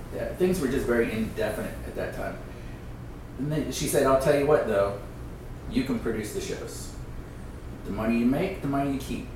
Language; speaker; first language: English; native; English